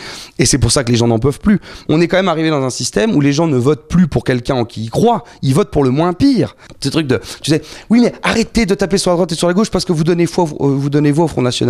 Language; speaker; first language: French; native; French